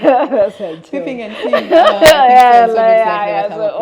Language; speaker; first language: English; native; English